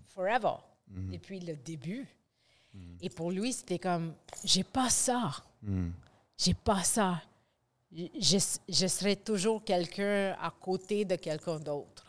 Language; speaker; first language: French; non-native, fluent; English